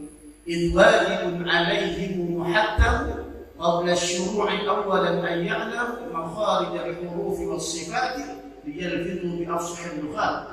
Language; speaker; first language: Arabic; non-native, fluent; Indonesian